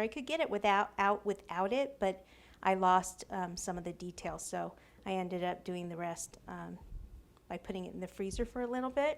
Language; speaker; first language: English; native; English